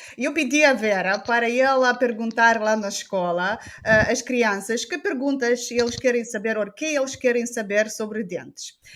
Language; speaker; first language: Portuguese; non-native, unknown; Romanian